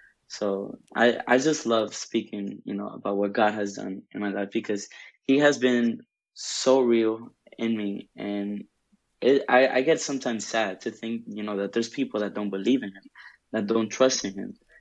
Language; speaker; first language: English; early bilingual, other home language; Spanish